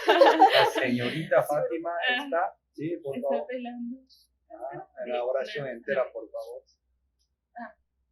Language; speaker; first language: Spanish; non-native, fluent; Japanese